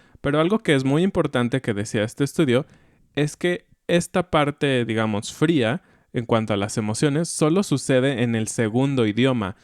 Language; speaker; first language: Spanish; native; Spanish